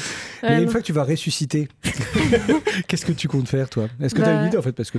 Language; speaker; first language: French; native; French